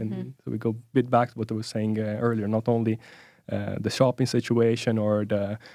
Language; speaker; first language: English; non-native, fluent; Italian